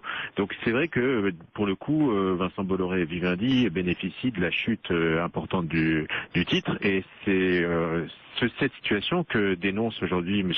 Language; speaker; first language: French; native; French